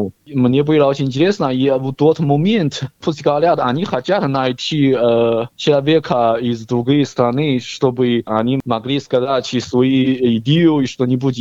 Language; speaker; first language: Russian; non-native, learner; Chinese